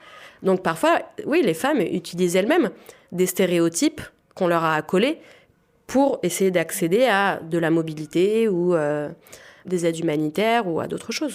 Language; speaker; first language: French; native; French